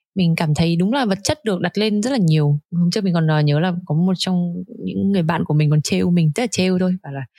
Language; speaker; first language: Vietnamese; native; Vietnamese